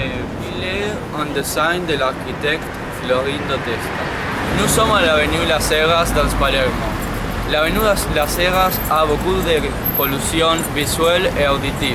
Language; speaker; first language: French; non-native, learner; Spanish